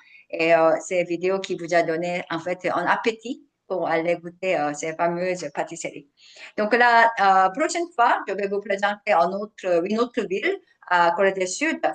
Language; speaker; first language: French; non-native, fluent; Korean